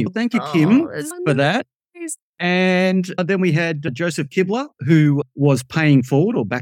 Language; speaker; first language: English; native; English